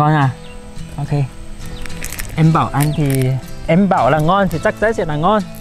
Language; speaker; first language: Vietnamese; non-native, fluent; Chinese